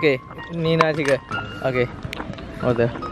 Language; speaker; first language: Chinese; non-native, learner; Indonesian